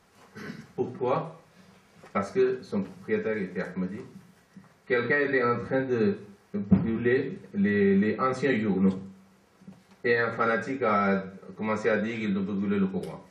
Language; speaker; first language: French; non-native, fluent; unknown